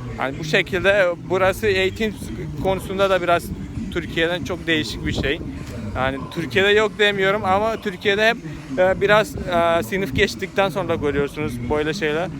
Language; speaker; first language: Turkish; non-native, fluent; Malayalam